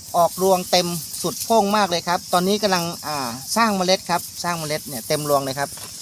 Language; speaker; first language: Thai; native; Thai